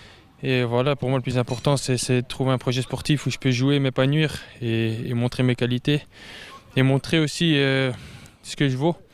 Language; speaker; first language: French; native; French